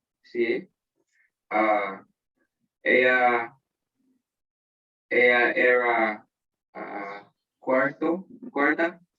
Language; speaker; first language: Spanish; non-native, learner; English